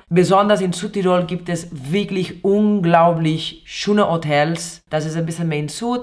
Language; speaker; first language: German; non-native, fluent; Spanish